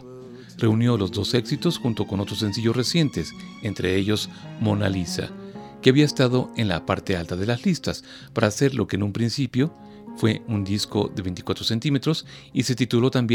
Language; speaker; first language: Spanish; native; Spanish